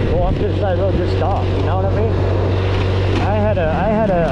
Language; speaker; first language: English; native; English